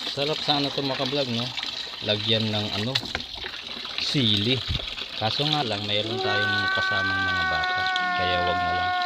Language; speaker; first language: Filipino; non-native, local second language; Iloko